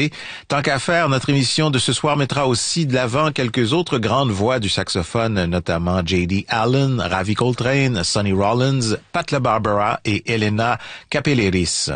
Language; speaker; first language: French; native; French